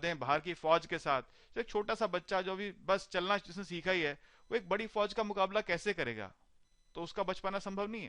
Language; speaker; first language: Hindi; native; Hindi